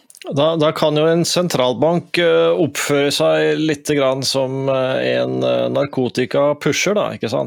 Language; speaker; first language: Norwegian; native; Norwegian